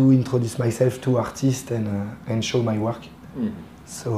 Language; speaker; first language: English; non-native, fluent; French